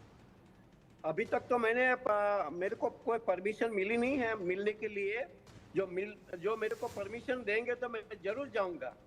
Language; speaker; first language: Hindi; non-native, local second language; Gujarati